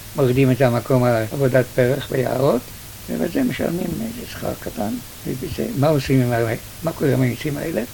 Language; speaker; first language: Hebrew; early bilingual, other home language; Yiddish